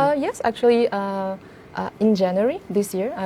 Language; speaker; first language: English; non-native, fluent; French